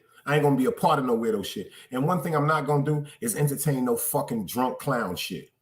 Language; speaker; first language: English; native; English